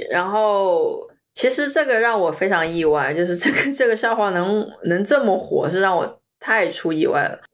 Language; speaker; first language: Chinese; native; Chinese